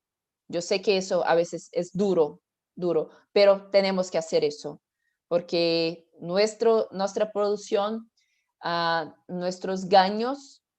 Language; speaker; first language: Spanish; non-native, fluent; Portuguese